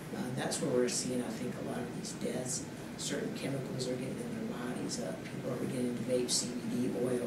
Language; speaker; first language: English; native; English